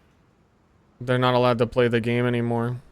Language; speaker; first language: English; native; English